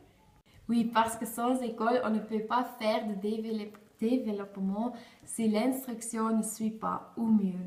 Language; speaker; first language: French; non-native, learner; Dutch